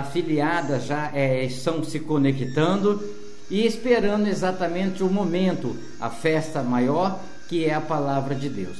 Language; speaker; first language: Portuguese; native; Portuguese